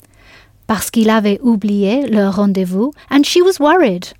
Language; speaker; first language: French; non-native, fluent; English